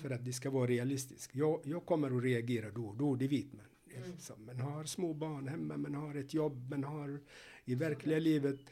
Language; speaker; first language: Swedish; non-native, fluent; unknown